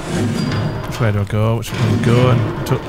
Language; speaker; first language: English; native; English